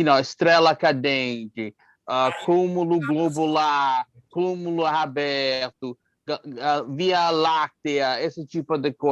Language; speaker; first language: Portuguese; non-native, fluent; English